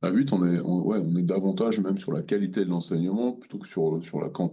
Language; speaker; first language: French; native; French